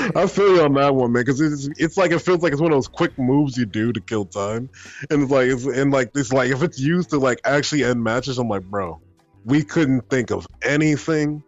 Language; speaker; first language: English; native; English